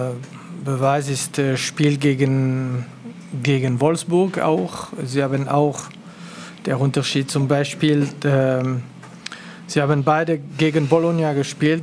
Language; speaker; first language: German; non-native, local second language; French